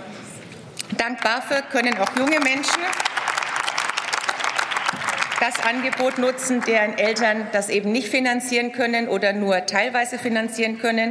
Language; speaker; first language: German; native; German